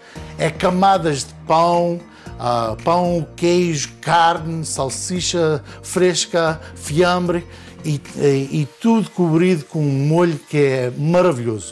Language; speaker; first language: Portuguese; early bilingual, heritage; Portuguese